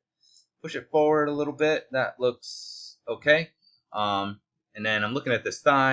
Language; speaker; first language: English; native; English